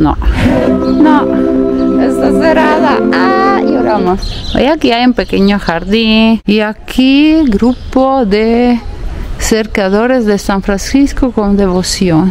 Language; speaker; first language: Spanish; non-native, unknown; Italian